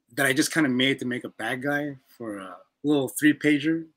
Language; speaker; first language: English; native; English